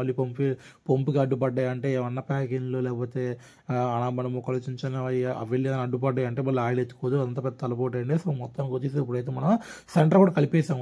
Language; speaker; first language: Telugu; non-native, local second language; Urdu